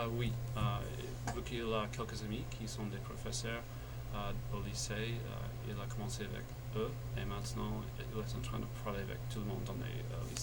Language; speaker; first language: French; non-native, fluent; English